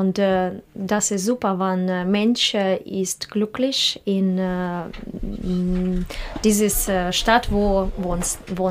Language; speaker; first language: German; non-native, learner; Russian